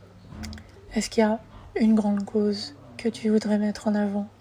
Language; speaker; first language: French; native; French